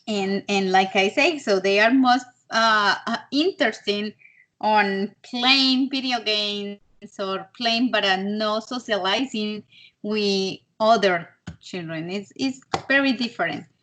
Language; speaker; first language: English; non-native, learner; Spanish